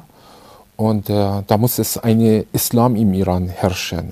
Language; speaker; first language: German; non-native, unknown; Persian